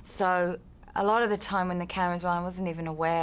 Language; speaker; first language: English; native; English